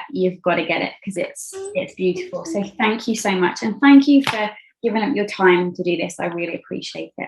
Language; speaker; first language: English; native; English